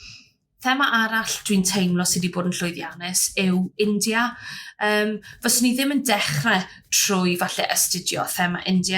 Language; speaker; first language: Welsh; native; Welsh